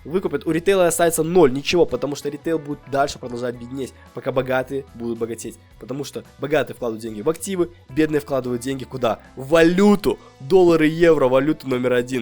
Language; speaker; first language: Russian; native; Russian